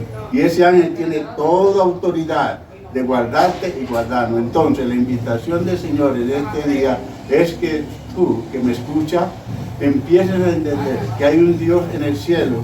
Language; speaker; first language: Spanish; native; Spanish